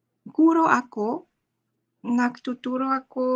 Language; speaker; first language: Filipino; non-native, learner; Japanese